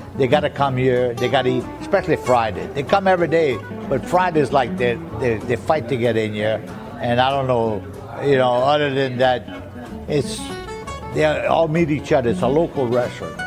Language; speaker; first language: English; early bilingual, other home language; French